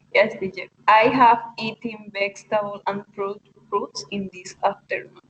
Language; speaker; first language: English; non-native, learner; Spanish